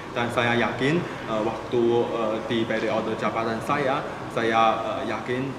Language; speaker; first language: Indonesian; non-native, fluent; Chinese